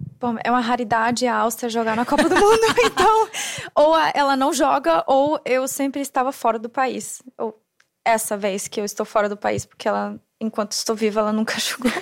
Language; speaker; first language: Portuguese; non-native, fluent; German